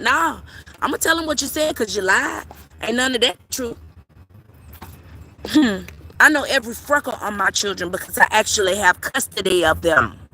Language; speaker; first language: English; native; English